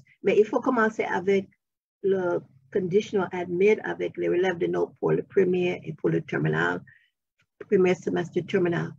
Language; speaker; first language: French; non-native, fluent; English